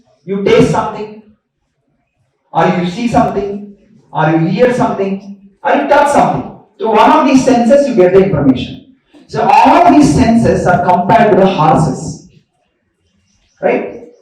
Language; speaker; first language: English; non-native, local second language; Telugu